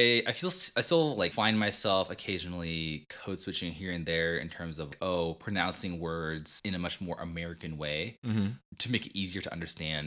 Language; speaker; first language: English; early bilingual, other home language; Vietnamese